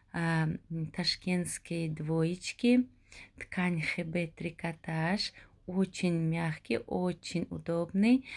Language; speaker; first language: Russian; non-native, local second language; Tajik